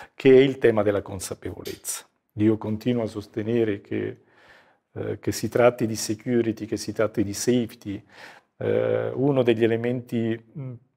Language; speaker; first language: Italian; native; Italian